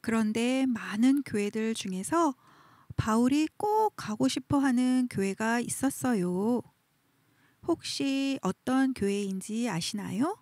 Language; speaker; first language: Korean; native; Korean